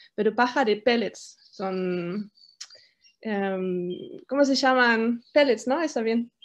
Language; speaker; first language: Spanish; non-native, fluent; German